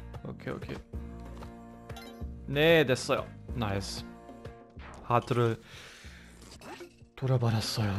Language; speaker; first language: Korean; non-native, learner; German